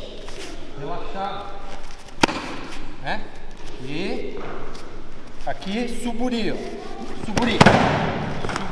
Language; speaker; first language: Portuguese; native; Portuguese